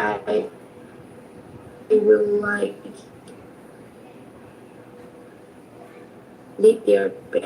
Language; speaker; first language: English; non-native, learner; Vietnamese